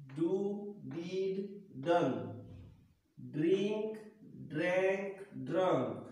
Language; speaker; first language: English; non-native, local second language; Gujarati